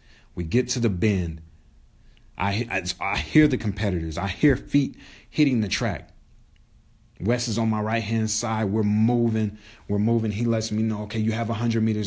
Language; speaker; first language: English; native; English